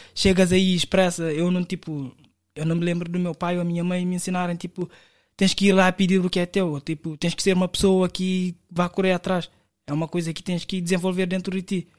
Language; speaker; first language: Portuguese; non-native, local second language; Kabuverdianu